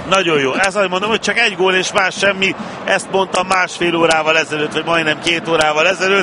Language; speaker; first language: Hungarian; native; Hungarian